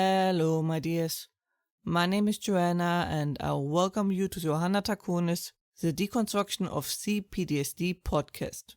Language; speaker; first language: English; non-native, fluent; German